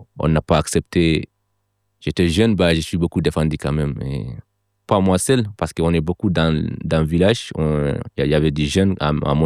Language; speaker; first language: French; non-native, local second language; Fula